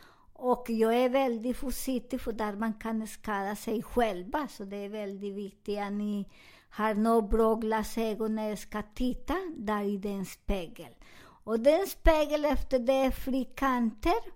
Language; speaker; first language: Swedish; non-native, learner; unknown